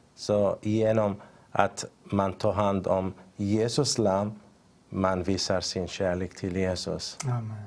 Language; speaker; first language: Swedish; non-native, fluent; Arabic